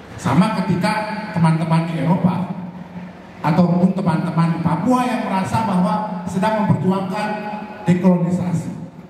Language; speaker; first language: Indonesian; native; Indonesian